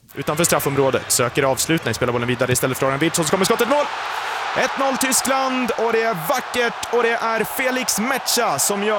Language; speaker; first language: Swedish; native; Swedish